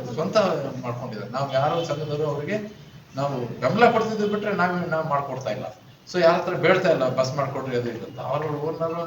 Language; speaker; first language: Kannada; non-native, local second language; Lambadi